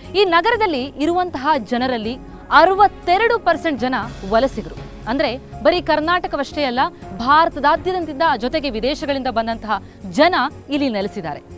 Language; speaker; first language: Kannada; native; Kannada